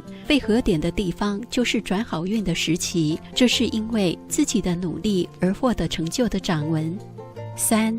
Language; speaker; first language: Chinese; native; Chinese